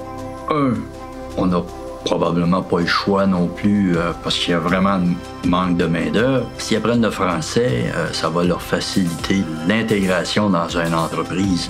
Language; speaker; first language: French; native; French